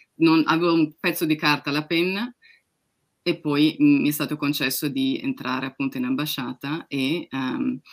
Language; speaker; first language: Italian; native; Italian